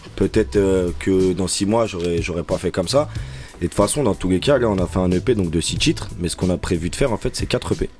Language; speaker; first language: French; native; French